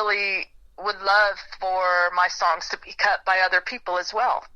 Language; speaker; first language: English; native; English